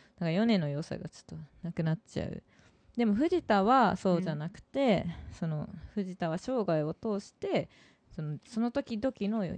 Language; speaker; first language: Japanese; native; Japanese